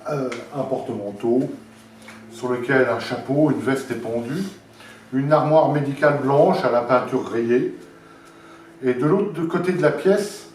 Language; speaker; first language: French; native; French